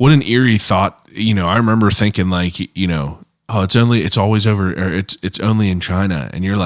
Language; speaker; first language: English; native; English